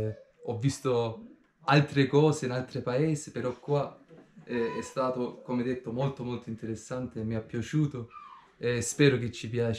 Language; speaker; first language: Italian; non-native, fluent; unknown